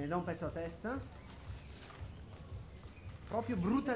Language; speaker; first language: Italian; native; Italian